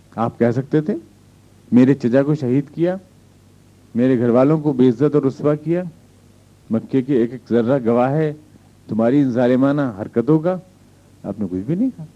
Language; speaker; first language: Urdu; native; Urdu